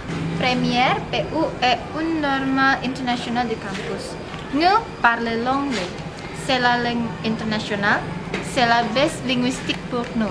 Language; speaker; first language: French; non-native, learner; Indonesian